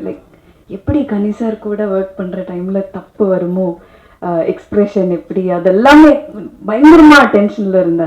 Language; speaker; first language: Tamil; non-native, fluent; Malayalam